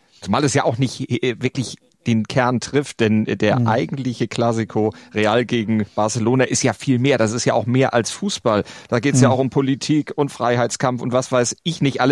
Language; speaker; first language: German; native; German